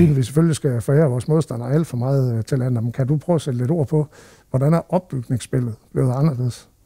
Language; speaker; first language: Danish; native; Danish